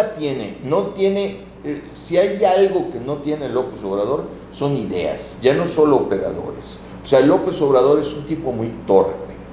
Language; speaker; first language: Spanish; native; Spanish